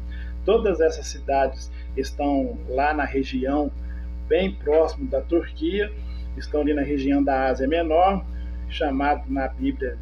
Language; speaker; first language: Portuguese; native; Portuguese